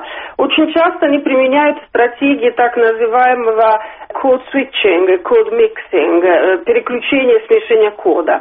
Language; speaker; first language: Russian; non-native, fluent; Italian